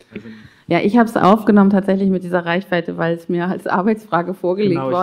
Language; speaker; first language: German; native; German